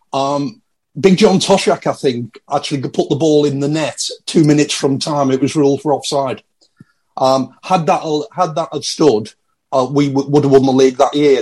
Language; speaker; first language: English; native; English